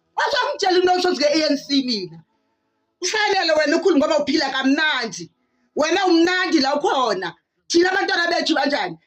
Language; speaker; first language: Zulu; non-native, local second language; Southern Sotho